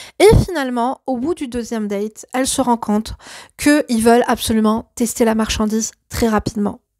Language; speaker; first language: French; native; French